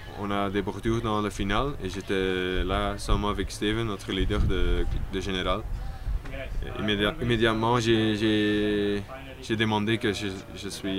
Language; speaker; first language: French; non-native, local second language; Dutch